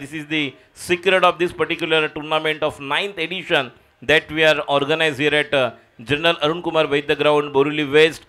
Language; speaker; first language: Hindi; non-native, local second language; Marathi